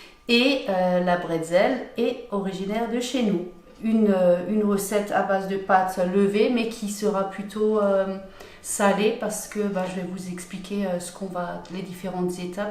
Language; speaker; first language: French; native; French